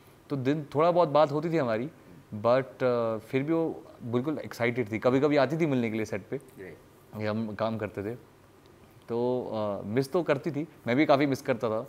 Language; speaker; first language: Hindi; native; Hindi